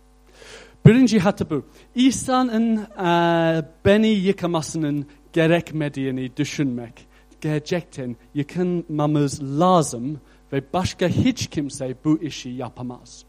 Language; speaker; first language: Turkish; non-native, fluent; English